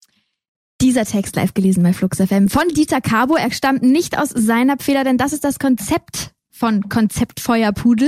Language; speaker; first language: German; native; German